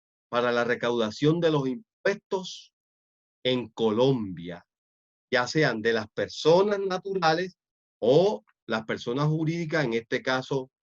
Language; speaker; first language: Spanish; native; Spanish